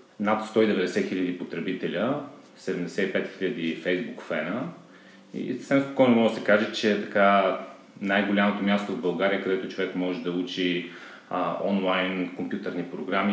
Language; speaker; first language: Bulgarian; native; Bulgarian